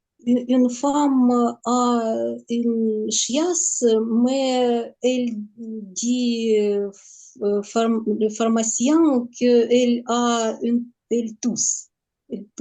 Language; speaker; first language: French; non-native, learner; Ukrainian